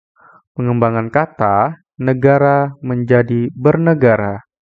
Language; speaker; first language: Indonesian; native; Indonesian